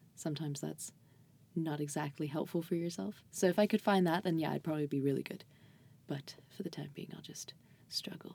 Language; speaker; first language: English; native; English